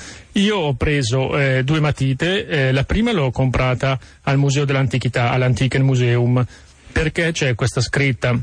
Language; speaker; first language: Italian; native; Italian